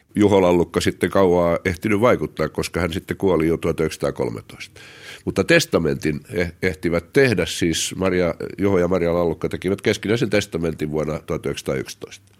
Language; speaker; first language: Finnish; native; Finnish